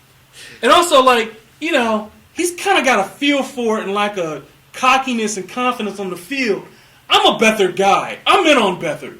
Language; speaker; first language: English; native; English